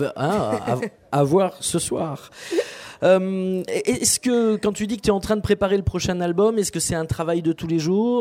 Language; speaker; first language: French; native; French